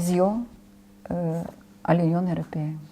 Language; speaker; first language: French; non-native, fluent; Ukrainian